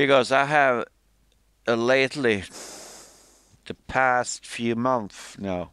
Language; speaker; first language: English; non-native, fluent; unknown